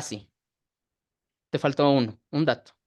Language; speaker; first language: Spanish; native; Spanish